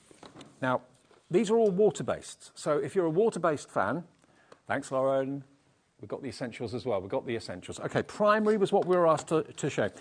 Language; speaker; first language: English; native; English